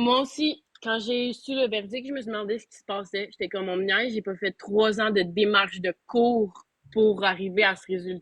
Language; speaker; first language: French; native; French